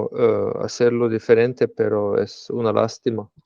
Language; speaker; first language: Spanish; non-native, fluent; Slovenian